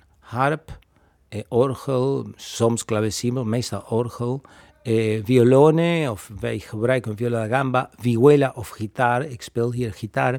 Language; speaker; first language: Dutch; non-native, fluent; Spanish